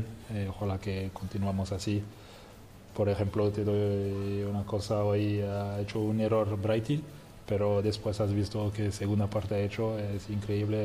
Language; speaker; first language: Spanish; non-native, fluent; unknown